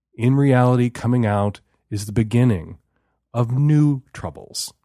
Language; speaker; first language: English; native; English